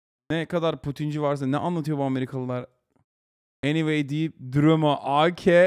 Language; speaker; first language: Turkish; early bilingual, other home language; English